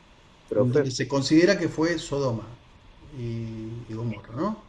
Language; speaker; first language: Spanish; native; Spanish